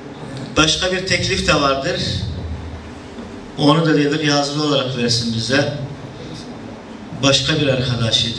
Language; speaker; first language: Turkish; native; Turkish